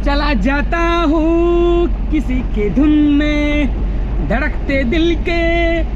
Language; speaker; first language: Hindi; non-native, local second language; Marathi